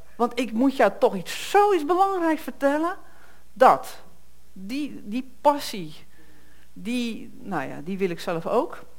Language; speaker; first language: Dutch; native; Dutch